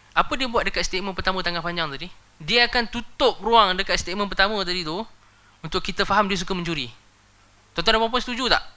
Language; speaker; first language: Malay; native; Malay